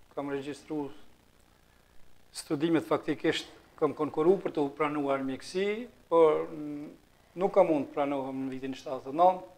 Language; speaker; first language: Albanian; native; Albanian